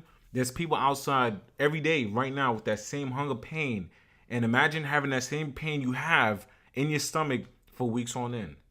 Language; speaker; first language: English; native; English